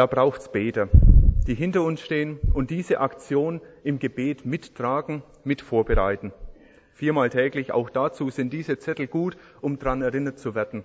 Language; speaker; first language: German; native; German